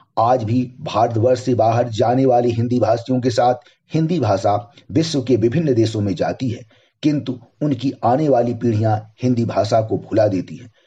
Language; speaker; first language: Hindi; native; Hindi